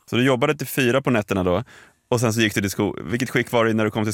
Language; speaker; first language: Swedish; native; Swedish